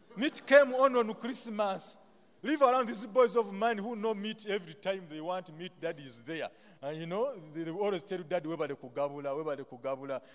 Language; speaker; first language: English; non-native, local second language; Ganda